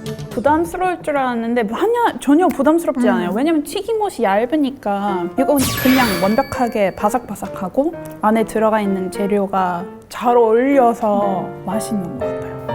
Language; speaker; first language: Korean; non-native, fluent; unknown